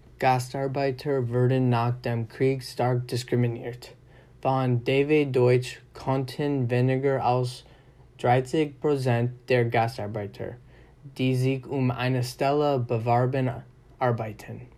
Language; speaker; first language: German; non-native, learner; English